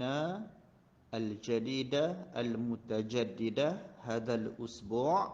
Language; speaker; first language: Arabic; non-native, fluent; Malay